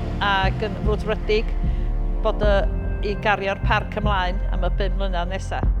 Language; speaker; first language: Welsh; native; Welsh